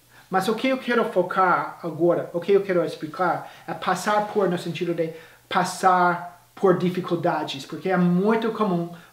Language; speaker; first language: Portuguese; non-native, fluent; English